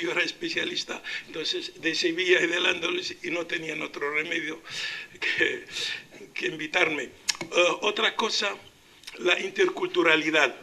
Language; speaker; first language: Spanish; non-native, local second language; Arabic